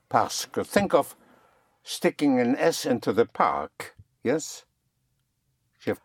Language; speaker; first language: English; non-native, fluent; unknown